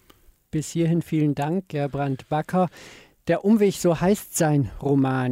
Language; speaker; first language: German; native; German